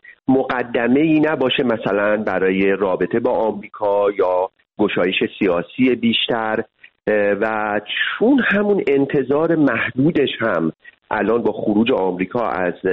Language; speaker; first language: Persian; native; Persian